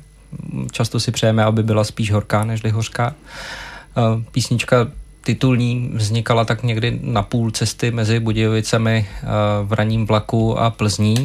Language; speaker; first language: Czech; native; Czech